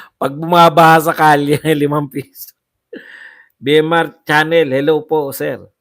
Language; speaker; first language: Filipino; non-native, local second language; Waray